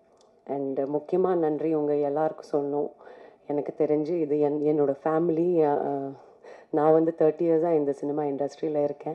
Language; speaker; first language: Tamil; non-native, fluent; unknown